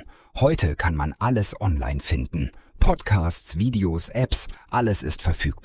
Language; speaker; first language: German; non-native, fluent; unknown